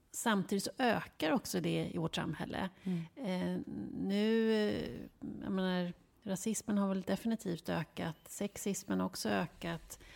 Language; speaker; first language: Swedish; native; Swedish